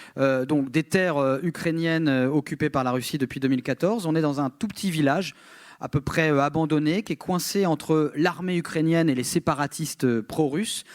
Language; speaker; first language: French; native; French